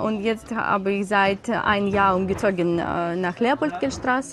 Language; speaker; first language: German; non-native, learner; Ukrainian